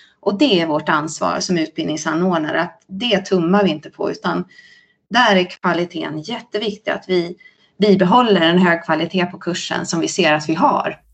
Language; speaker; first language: Swedish; native; Swedish